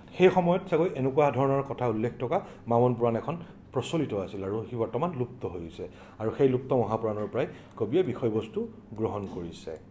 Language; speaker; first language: Assamese; native; Assamese